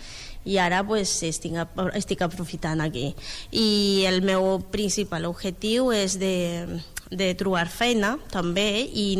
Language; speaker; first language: Catalan; non-native, learner; Spanish